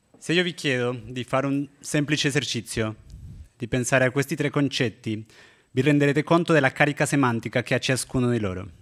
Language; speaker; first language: Italian; non-native, fluent; Spanish